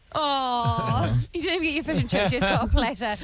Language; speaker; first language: English; native; English